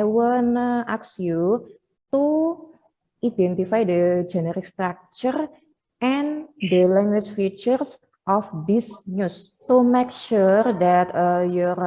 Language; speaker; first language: English; non-native, fluent; Indonesian